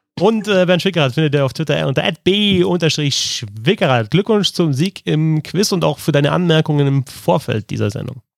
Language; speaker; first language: German; native; German